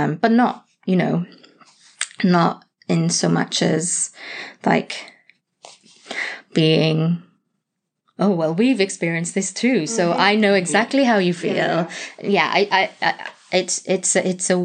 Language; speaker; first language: English; native; English